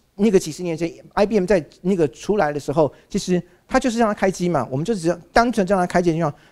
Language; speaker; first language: Chinese; native; Chinese